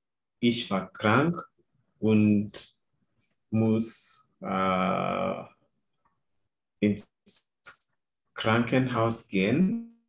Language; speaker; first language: German; non-native, fluent; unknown